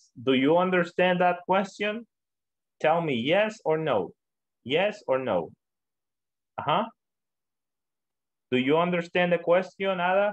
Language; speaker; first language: English; non-native, learner; Spanish